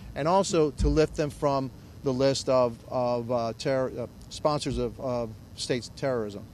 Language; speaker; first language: English; early bilingual, other home language; Spanish